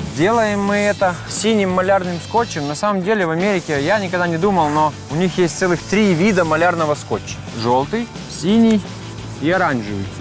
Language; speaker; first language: Russian; native; Russian